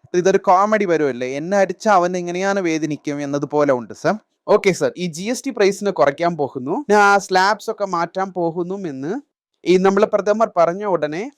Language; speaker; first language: Malayalam; native; Malayalam